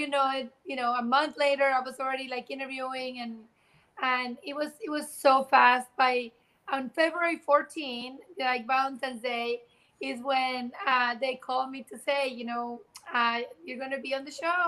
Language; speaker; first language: English; non-native, fluent; Spanish